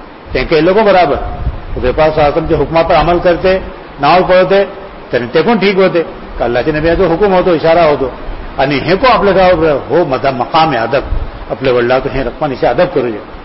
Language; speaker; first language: Marathi; non-native, local second language; Urdu